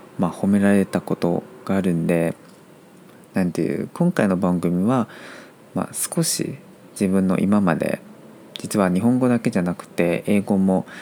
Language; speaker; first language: Japanese; non-native, fluent; Chinese